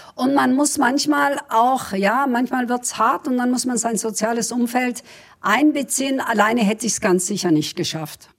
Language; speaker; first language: German; early bilingual, other home language; Kurdish